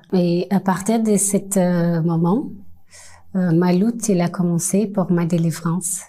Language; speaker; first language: French; non-native, fluent; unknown